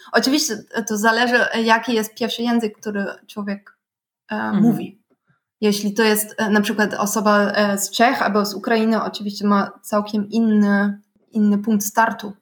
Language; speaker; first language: Polish; non-native, fluent; German